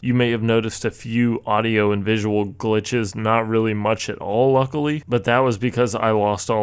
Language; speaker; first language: English; native; English